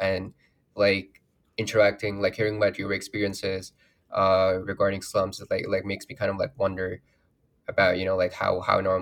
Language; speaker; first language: English; non-native, local second language; Urdu